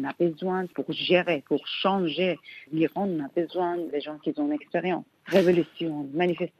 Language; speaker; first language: French; non-native, learner; Persian